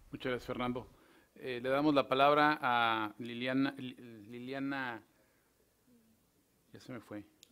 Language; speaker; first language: Spanish; native; Spanish